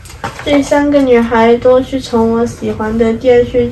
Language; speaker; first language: Chinese; early bilingual, heritage; Chinese